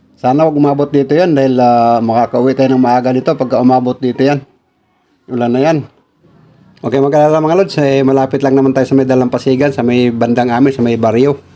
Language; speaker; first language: Filipino; non-native, local second language; Cebuano